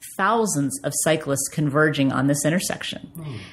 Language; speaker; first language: English; native; English